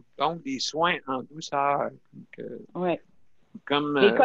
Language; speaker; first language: French; native; French